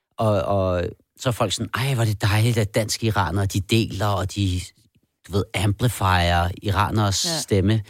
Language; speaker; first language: Danish; early bilingual, other home language; Persian